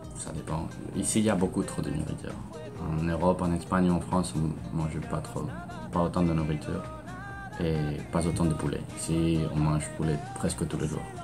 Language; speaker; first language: French; non-native, fluent; Spanish